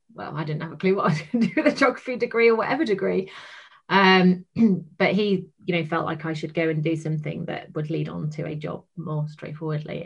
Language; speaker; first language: English; native; English